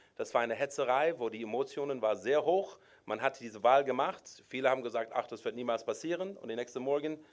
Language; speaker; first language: German; non-native, fluent; English